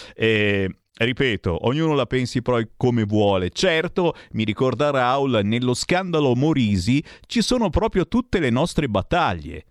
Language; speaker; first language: Italian; native; Italian